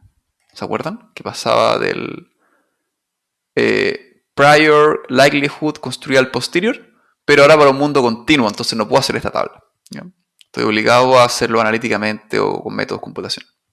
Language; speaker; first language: Spanish; native; Spanish